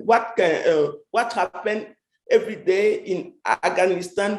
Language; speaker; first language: English; non-native, fluent; French